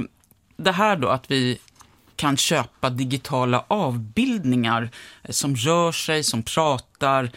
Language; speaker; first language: Swedish; native; Swedish